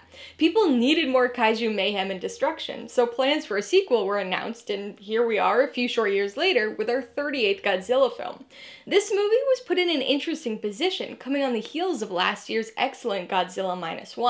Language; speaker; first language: English; native; English